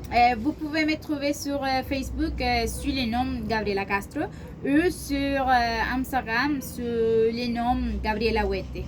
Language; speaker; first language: French; non-native, learner; Spanish